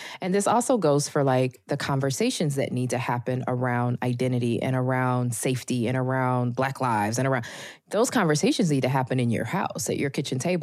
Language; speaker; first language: English; native; English